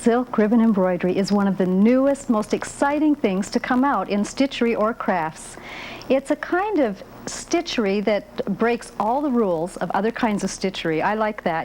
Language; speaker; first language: English; native; English